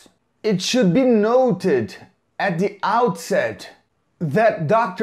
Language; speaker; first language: English; non-native, fluent; Portuguese